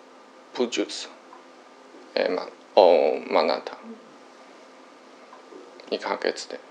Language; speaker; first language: Japanese; non-native, learner; Chinese